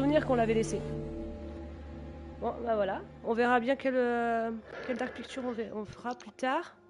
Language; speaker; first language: French; native; French